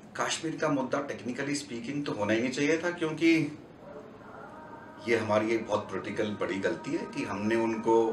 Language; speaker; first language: Hindi; native; Hindi